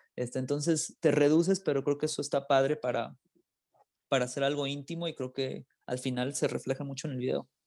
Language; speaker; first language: Spanish; early bilingual, heritage; Spanish